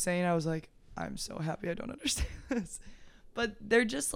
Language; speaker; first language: English; native; English